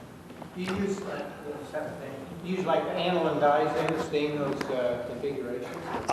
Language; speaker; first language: English; native; English